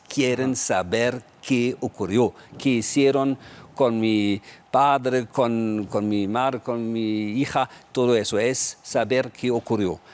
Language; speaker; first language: Spanish; non-native, fluent; German